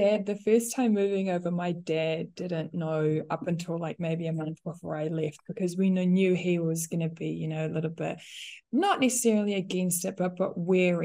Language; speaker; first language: English; non-native, local second language; Afrikaans